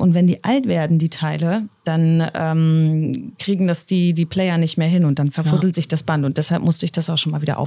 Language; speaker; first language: German; native; German